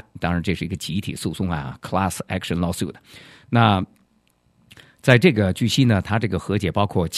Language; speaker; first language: Chinese; native; Chinese